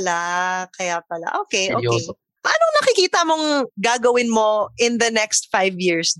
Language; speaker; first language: Filipino; native; Filipino